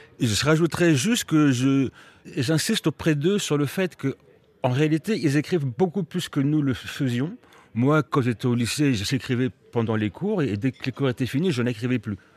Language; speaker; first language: French; early bilingual, other home language; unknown